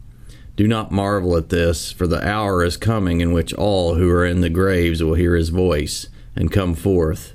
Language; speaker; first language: English; native; English